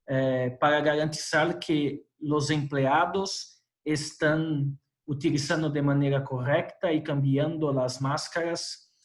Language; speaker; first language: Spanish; non-native, fluent; Portuguese